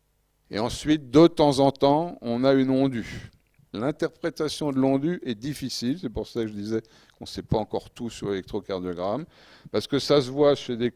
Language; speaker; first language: French; native; French